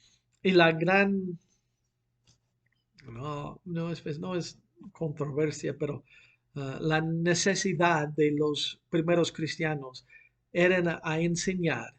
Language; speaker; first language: Spanish; non-native, fluent; English